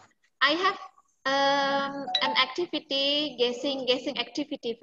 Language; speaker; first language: English; non-native, fluent; Indonesian